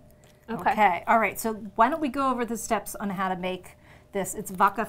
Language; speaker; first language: English; non-native, local second language; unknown